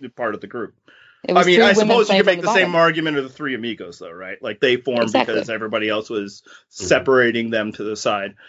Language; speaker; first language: English; native; English